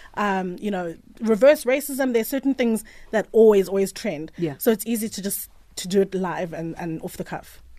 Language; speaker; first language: English; native; English